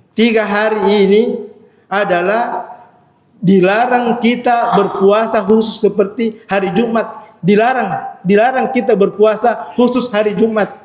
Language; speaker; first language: Malay; non-native, local second language; Buginese